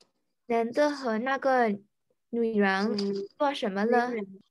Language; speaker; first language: Chinese; non-native, learner; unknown